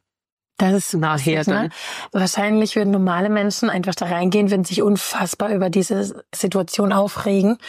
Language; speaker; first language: German; native; German